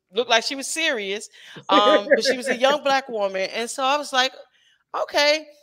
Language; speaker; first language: English; native; English